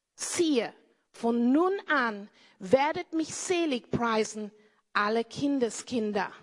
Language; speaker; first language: German; non-native, fluent; English